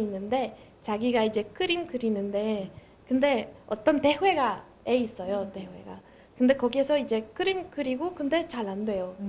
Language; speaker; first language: Korean; non-native, fluent; Spanish